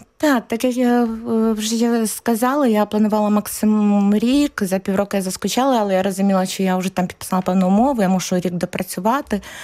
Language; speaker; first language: Ukrainian; native; Ukrainian